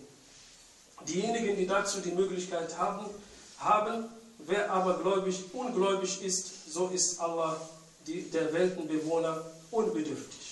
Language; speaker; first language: German; non-native, fluent; Arabic